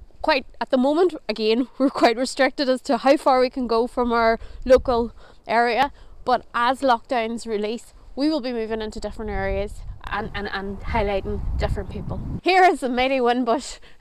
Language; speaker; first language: English; native; English